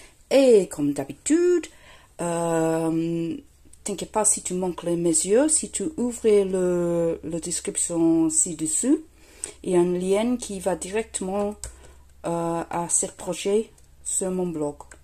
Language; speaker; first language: French; non-native, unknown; English